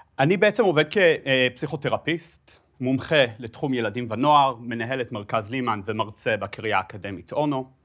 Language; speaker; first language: Hebrew; native; Hebrew